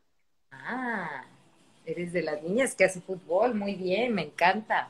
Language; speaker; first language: Spanish; native; Spanish